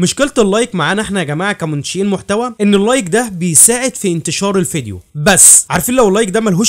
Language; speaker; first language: Arabic; native; Arabic